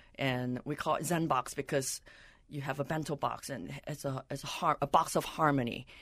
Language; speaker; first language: English; non-native, local second language; Cantonese